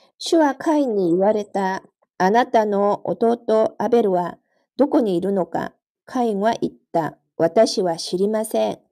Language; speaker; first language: Japanese; non-native, fluent; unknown